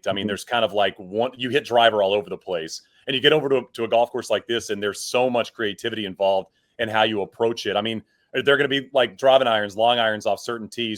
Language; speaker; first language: English; native; English